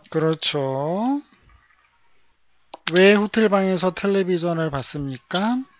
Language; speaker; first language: Korean; native; Korean